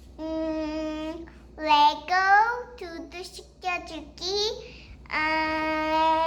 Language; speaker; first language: Korean; early bilingual, heritage; Korean